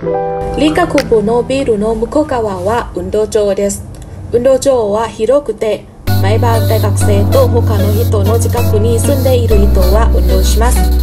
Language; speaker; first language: Japanese; non-native, learner; Thai